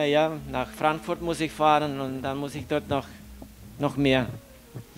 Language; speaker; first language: German; non-native, fluent; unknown